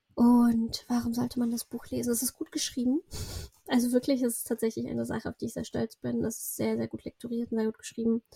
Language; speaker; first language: German; early bilingual, other home language; Russian